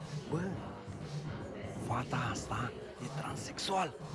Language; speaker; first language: Romanian; native; Romanian